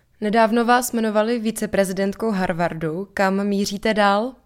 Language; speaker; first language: Czech; native; Czech